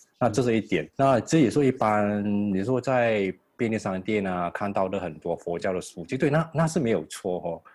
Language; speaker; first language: Chinese; native; Chinese